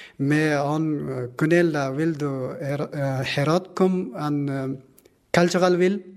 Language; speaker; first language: French; non-native, learner; Persian